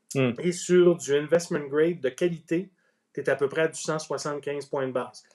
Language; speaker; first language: French; native; French